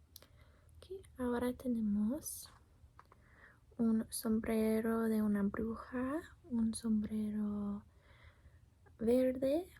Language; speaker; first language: Spanish; non-native, learner; English